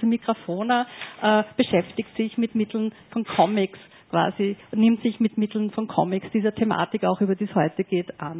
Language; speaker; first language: German; native; German